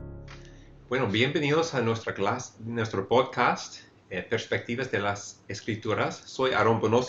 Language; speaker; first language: Spanish; non-native, fluent; English